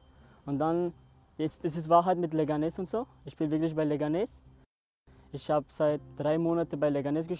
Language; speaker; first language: German; non-native, learner; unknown